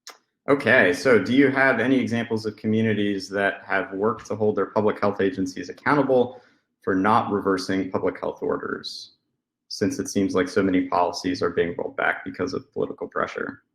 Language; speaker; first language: English; native; English